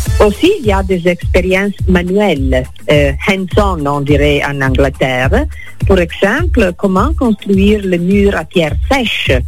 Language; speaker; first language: French; non-native, fluent; Italian